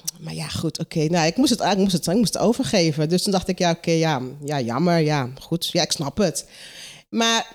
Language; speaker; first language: Dutch; non-native, local second language; Papiamento